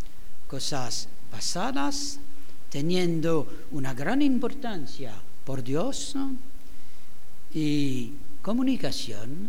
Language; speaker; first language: Spanish; non-native, fluent; French